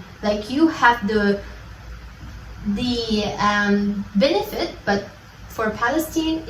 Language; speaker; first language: English; non-native, learner; Indonesian